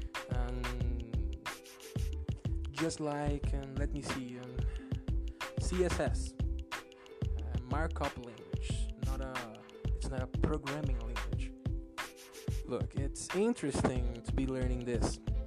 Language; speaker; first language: English; non-native, learner; Portuguese